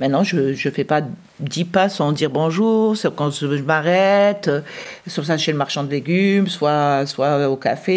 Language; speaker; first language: French; early bilingual, other home language; Arabic